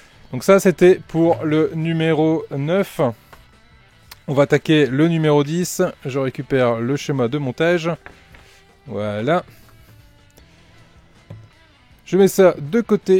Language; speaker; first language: French; native; French